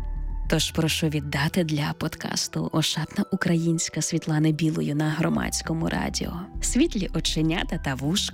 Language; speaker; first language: Ukrainian; native; Ukrainian